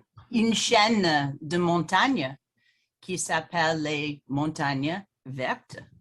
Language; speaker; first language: French; non-native, fluent; English